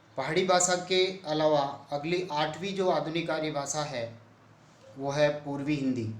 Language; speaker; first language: Hindi; native; Hindi